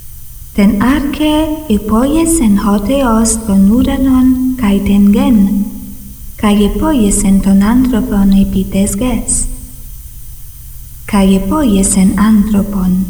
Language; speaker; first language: Greek; non-native, fluent; Portuguese